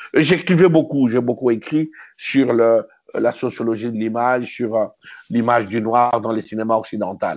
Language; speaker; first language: French; non-native, local second language; Luba-Lulua